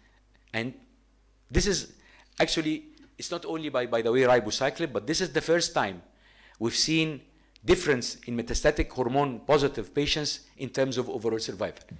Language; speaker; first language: English; non-native, fluent; Arabic